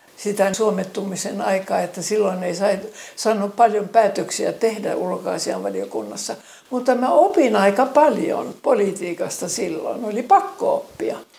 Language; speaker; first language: Finnish; early bilingual, other home language; Estonian